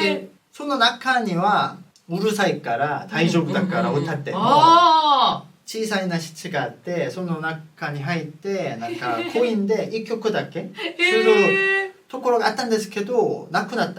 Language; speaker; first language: Japanese; non-native, fluent; Korean